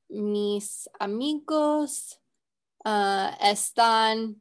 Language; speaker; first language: Spanish; non-native, learner; English